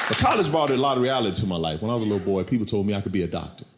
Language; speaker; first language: English; native; English